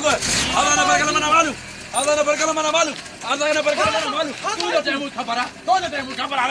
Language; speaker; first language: Arabic; non-native, learner; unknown